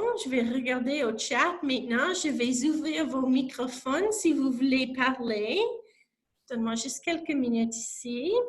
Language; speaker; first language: French; non-native, local second language; English